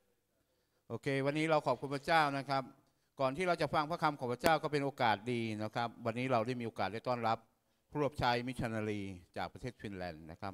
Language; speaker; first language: Thai; native; Thai